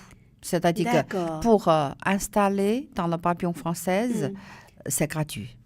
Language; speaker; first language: French; non-native, learner; Chinese